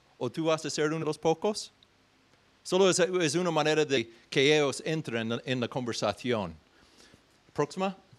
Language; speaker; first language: Spanish; non-native, fluent; English